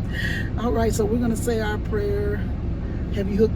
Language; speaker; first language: English; native; English